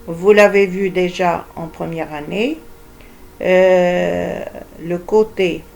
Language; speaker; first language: French; non-native, local second language; Arabic